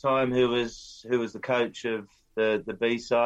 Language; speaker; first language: English; native; English